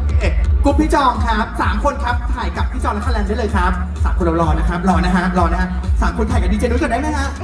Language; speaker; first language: Thai; native; Thai